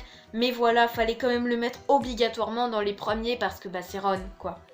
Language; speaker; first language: French; native; French